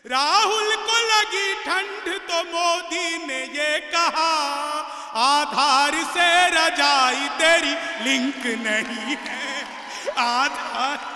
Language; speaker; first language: Hindi; native; Hindi